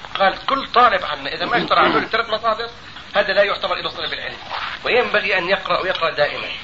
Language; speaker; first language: Arabic; native; Arabic